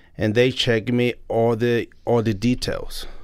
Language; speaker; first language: English; non-native, learner; Spanish